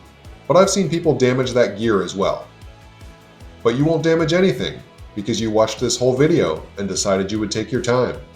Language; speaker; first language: English; native; English